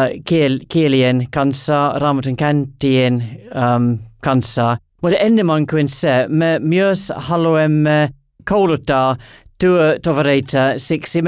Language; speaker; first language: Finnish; non-native, learner; English